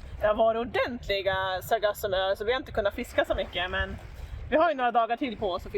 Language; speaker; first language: Swedish; native; Swedish